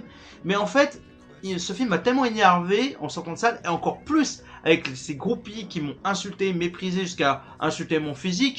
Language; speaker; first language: French; native; French